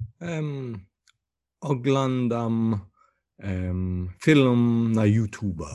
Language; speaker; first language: Polish; non-native, learner; English